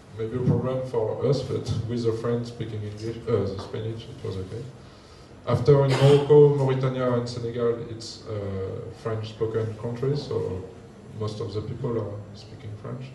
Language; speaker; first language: English; non-native, learner; French